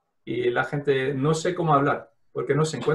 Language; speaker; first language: Spanish; non-native, fluent; Dutch